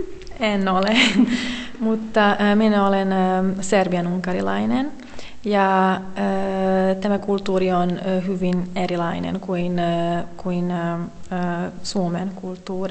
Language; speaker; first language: Finnish; non-native, learner; Hungarian